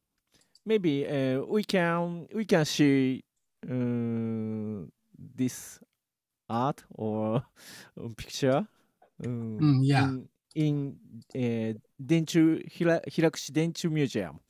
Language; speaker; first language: English; non-native, learner; Japanese